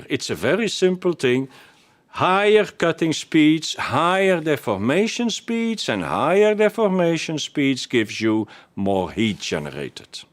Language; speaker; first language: English; non-native, fluent; Dutch